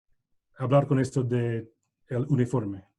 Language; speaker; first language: Spanish; non-native, learner; English